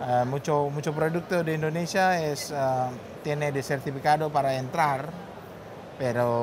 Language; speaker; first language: Spanish; non-native, learner; Indonesian